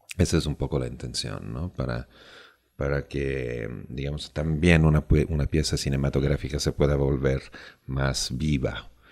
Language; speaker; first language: Spanish; non-native, fluent; Italian